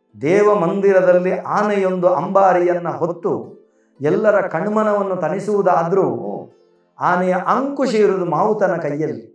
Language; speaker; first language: Kannada; non-native, local second language; Tulu